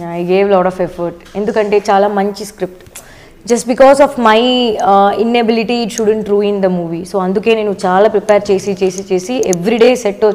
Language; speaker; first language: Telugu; non-native, learner; Tamil